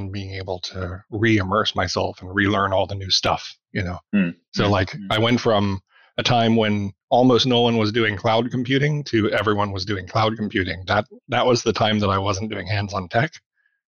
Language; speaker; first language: English; native; English